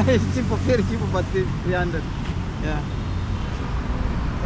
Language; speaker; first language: English; non-native, learner; Indonesian